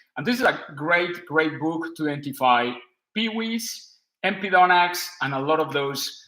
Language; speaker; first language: English; non-native, fluent; Spanish